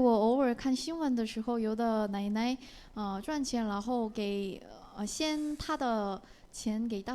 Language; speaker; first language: Chinese; non-native, learner; Korean